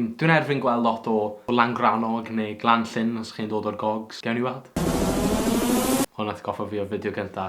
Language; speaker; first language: Welsh; native; Welsh